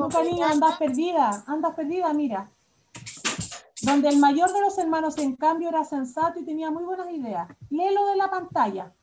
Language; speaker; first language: Spanish; native; Spanish